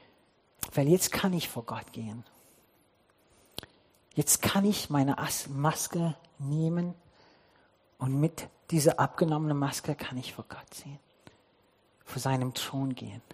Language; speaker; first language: German; non-native, fluent; English